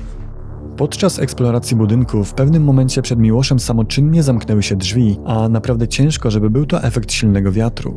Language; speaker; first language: Polish; native; Polish